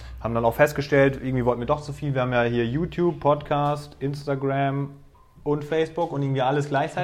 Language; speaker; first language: German; native; German